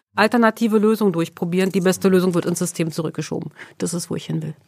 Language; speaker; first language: German; early bilingual, other home language; Swedish